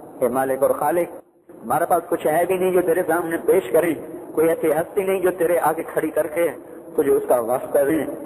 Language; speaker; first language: Urdu; non-native, local second language; Punjabi